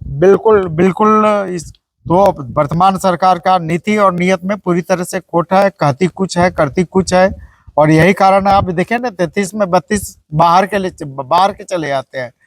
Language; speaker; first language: Hindi; native; Hindi